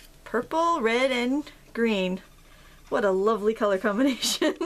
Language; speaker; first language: English; native; English